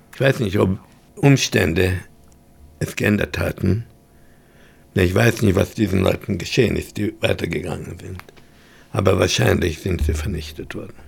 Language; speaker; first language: German; early bilingual, heritage; German